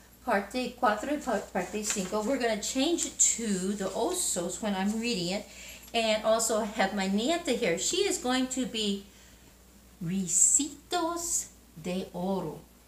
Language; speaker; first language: English; native; English